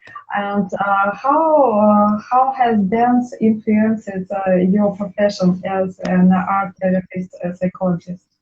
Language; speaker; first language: English; non-native, learner; Russian